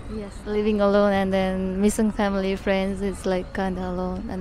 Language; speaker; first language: English; non-native, fluent; Nepali